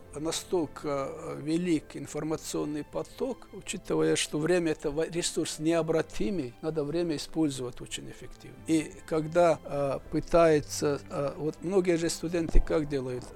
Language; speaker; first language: Russian; non-native, local second language; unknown